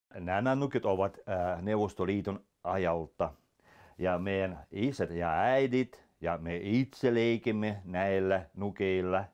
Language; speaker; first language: Finnish; non-native, fluent; Russian